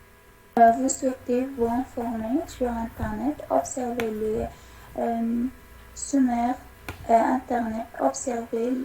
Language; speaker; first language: French; non-native, learner; Arabic